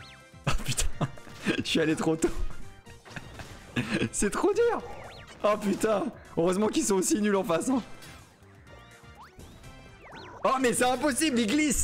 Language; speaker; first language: French; native; French